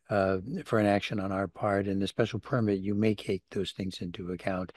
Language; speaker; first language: English; native; English